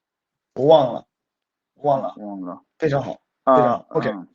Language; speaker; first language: Chinese; non-native, fluent; Swedish